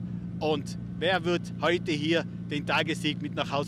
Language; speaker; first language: German; native; German